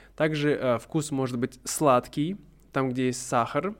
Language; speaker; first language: Russian; native; Russian